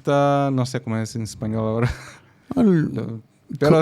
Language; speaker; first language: Spanish; non-native, fluent; Portuguese